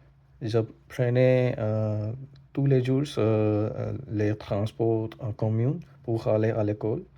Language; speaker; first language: French; non-native, learner; Hindi